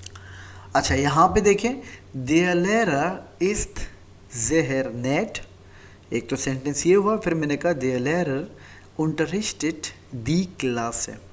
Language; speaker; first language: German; non-native, fluent; Hindi